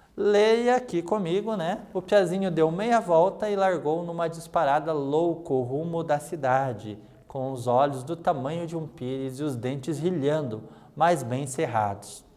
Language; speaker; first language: Portuguese; native; Portuguese